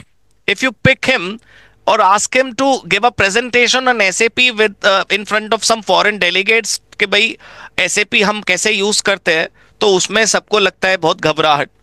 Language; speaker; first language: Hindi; native; Hindi